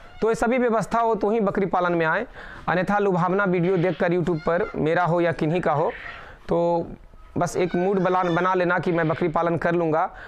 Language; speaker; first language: Hindi; native; Hindi